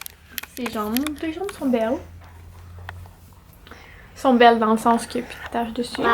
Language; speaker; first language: French; native; French